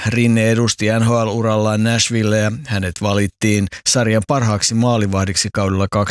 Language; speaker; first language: Finnish; native; Finnish